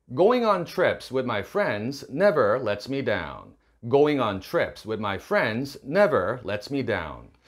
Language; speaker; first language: English; non-native, fluent; Korean